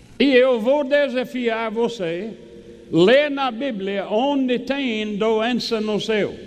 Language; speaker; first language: Portuguese; non-native, fluent; English